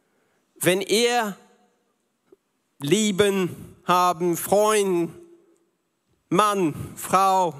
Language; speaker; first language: German; non-native, learner; English